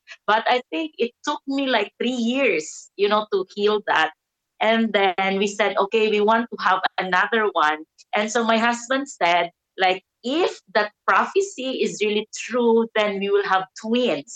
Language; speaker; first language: English; non-native, local second language; Cebuano